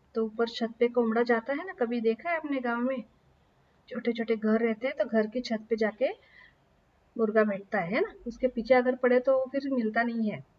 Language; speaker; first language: Hindi; non-native, local second language; Marathi